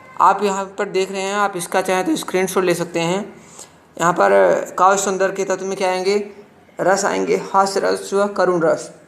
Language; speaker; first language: Hindi; native; Hindi